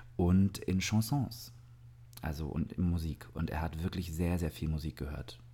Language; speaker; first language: German; early bilingual, other home language; Russian